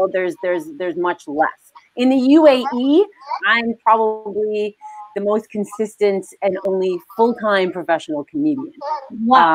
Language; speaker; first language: English; native; English